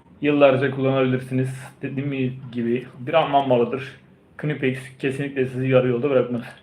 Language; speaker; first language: Turkish; early bilingual, heritage; Turkish